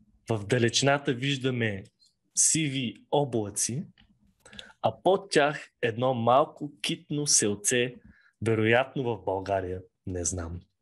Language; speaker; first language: Bulgarian; early bilingual, heritage; Bulgarian